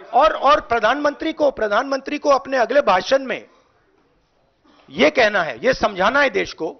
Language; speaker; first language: Hindi; native; Hindi